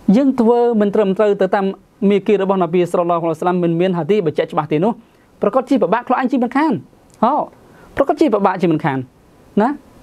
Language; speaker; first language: Khmer; non-native, local second language; Western Cham